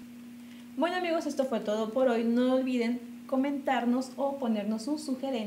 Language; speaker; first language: Spanish; native; Spanish